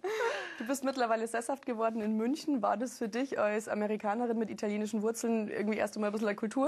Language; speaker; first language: German; native; German